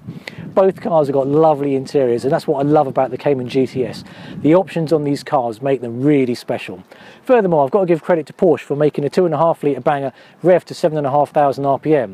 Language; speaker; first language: English; native; English